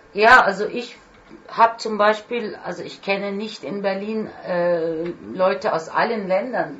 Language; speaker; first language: German; non-native, fluent; Turkish